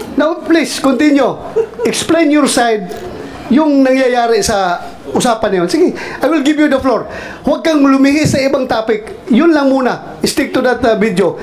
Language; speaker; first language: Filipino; non-native, local second language; Cebuano